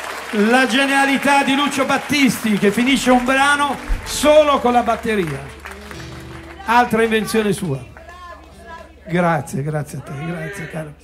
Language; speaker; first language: Italian; native; Italian